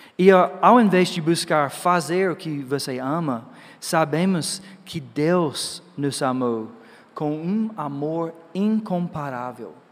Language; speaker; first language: Portuguese; non-native, fluent; English